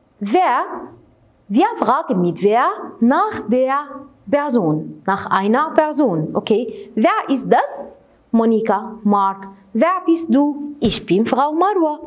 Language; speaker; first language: German; non-native, fluent; Arabic